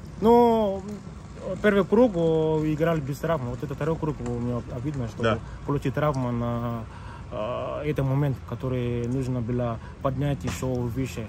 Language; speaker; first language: Russian; non-native, fluent; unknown